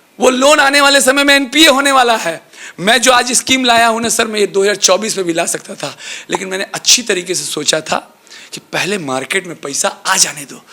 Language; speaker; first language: Hindi; native; Hindi